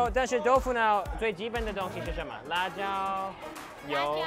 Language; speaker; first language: Chinese; non-native, learner; English